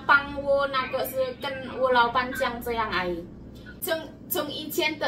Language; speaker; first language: Chinese; non-native, learner; Javanese